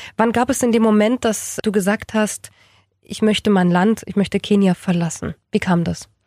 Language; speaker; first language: German; native; German